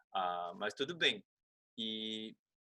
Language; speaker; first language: Portuguese; non-native, fluent; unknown